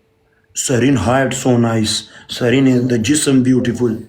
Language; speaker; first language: English; non-native, learner; Pashto